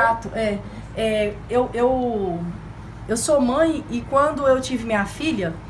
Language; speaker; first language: Portuguese; native; Portuguese